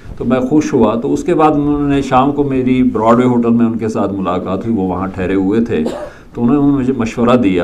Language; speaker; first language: Urdu; non-native, local second language; Kashmiri